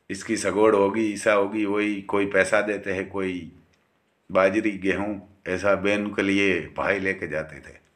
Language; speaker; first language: Hindi; non-native, local second language; Gujarati